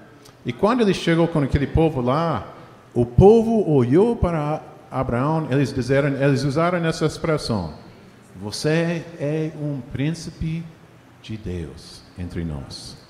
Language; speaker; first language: Portuguese; non-native, fluent; English